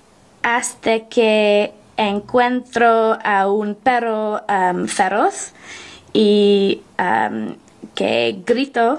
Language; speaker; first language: Spanish; non-native, learner; English